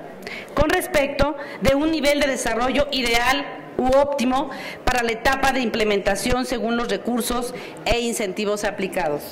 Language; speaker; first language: Spanish; native; Spanish